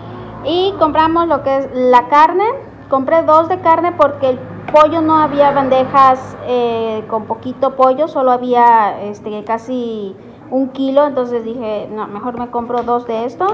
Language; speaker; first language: Spanish; native; Spanish